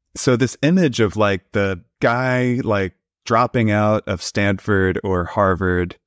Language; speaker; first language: English; native; English